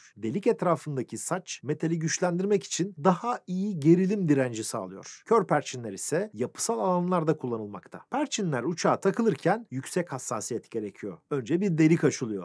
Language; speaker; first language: Turkish; native; Turkish